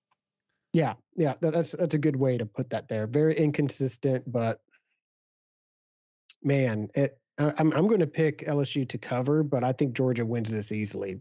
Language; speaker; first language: English; native; English